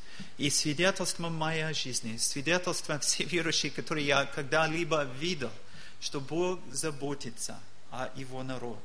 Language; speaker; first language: Russian; non-native, learner; English